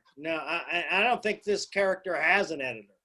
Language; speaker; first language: English; native; English